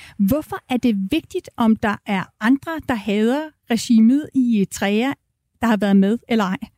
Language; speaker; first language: Danish; native; Danish